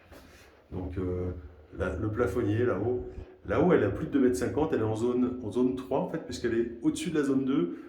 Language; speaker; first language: French; native; French